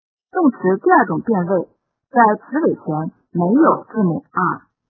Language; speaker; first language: Chinese; native; Chinese